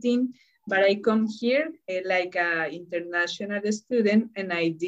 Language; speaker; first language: English; non-native, learner; Spanish